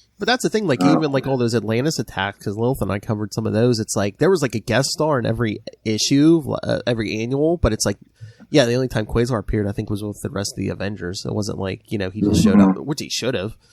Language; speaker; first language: English; native; English